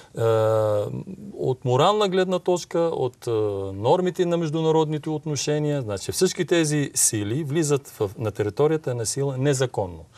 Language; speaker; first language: Bulgarian; non-native, fluent; Arabic